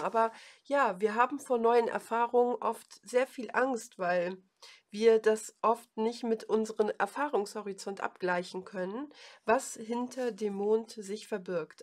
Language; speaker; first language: German; native; German